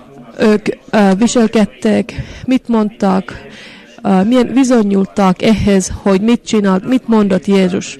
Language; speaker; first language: Hungarian; non-native, fluent; Finnish